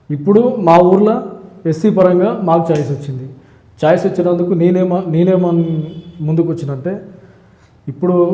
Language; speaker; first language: Telugu; native; Telugu